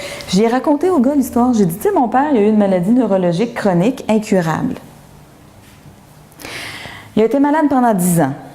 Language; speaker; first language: French; native; French